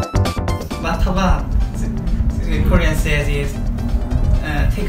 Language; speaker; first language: English; non-native, learner; Korean